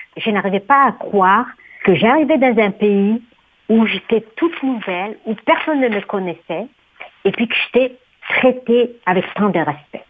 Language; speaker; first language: French; non-native, local second language; Somali